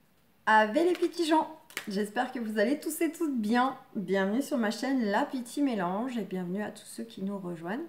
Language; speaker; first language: French; native; French